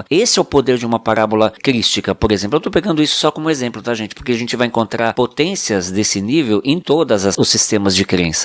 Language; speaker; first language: Portuguese; native; Portuguese